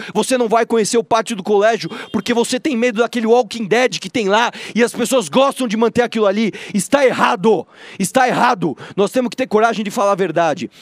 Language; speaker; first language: Portuguese; native; Portuguese